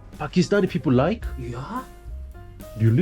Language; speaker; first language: English; non-native, learner; Korean